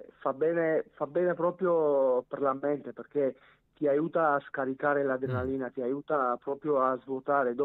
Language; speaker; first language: Italian; non-native, fluent; Armenian